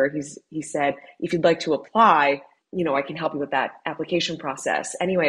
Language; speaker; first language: English; native; English